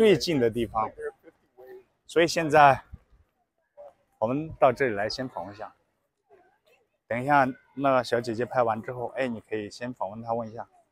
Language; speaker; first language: Chinese; native; Chinese